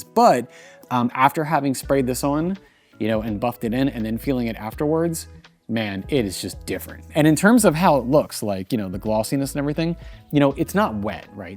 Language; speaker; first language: English; native; English